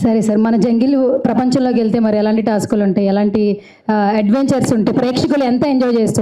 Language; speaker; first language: Telugu; native; Telugu